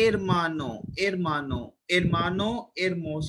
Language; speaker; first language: Spanish; non-native, learner; Hindi